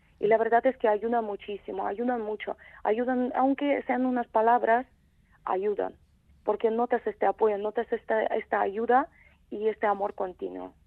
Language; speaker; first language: Spanish; non-native, fluent; Ukrainian